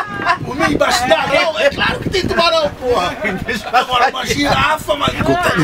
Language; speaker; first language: Portuguese; native; Portuguese